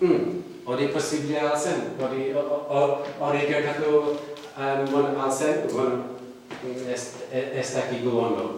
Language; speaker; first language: Basque; non-native, fluent; Welsh